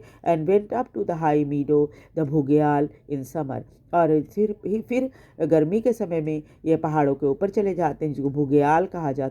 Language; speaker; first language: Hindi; native; Hindi